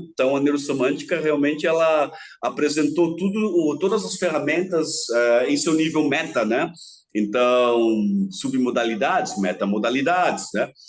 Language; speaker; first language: Portuguese; early bilingual, other home language; German